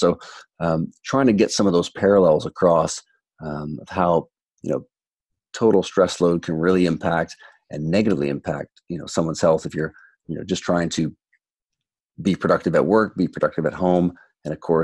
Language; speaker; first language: English; native; English